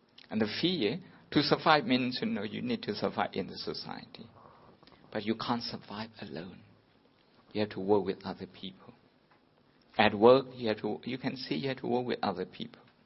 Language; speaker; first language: English; non-native, fluent; Burmese